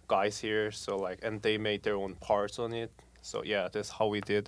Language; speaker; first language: English; non-native, fluent; Korean